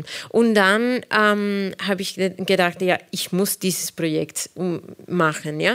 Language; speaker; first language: German; non-native, fluent; Spanish